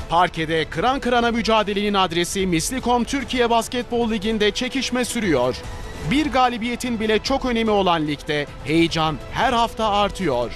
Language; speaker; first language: Turkish; native; Turkish